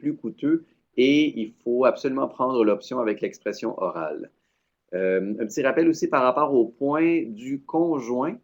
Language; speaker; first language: French; native; French